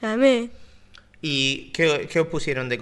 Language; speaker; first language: Spanish; native; Spanish